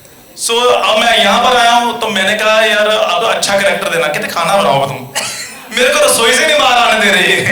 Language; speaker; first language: Hindi; native; Hindi